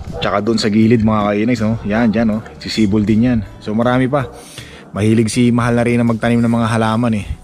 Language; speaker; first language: Filipino; native; Filipino